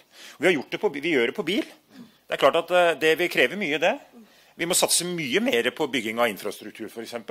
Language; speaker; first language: Norwegian; native; Norwegian